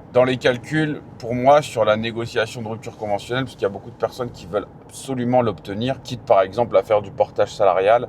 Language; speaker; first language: French; native; French